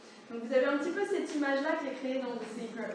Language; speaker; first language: French; native; French